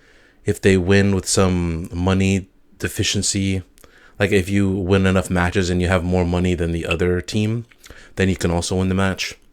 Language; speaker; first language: English; native; English